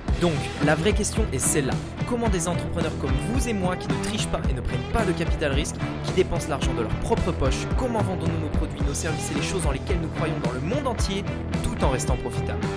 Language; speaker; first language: French; native; French